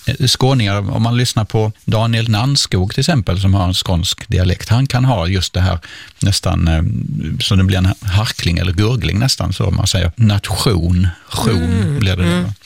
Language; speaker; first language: Swedish; native; Swedish